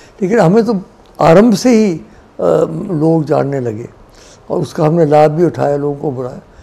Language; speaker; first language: Hindi; non-native, local second language; Dogri